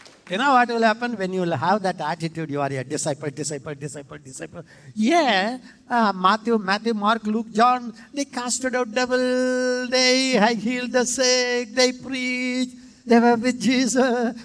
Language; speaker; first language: English; non-native, local second language; Tamil